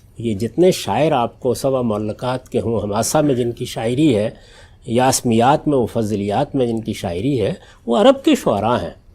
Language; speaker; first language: Urdu; non-native, local second language; Punjabi